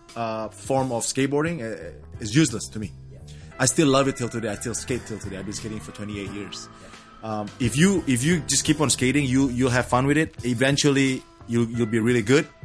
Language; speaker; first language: English; early bilingual, other home language; Indonesian